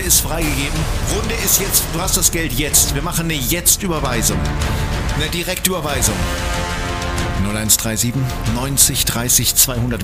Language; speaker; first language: German; native; German